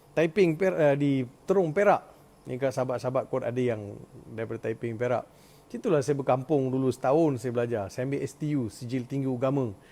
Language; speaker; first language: Malay; non-native, local second language; Tamil